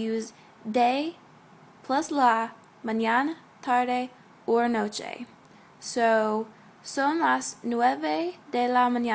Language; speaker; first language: Spanish; non-native, learner; English